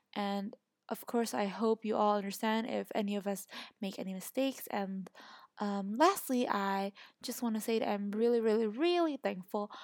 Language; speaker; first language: English; non-native, fluent; Indonesian